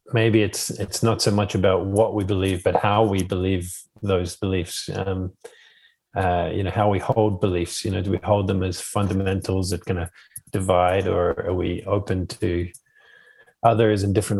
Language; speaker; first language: English; native; English